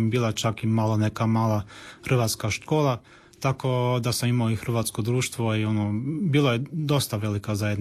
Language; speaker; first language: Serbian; early bilingual, heritage; Croatian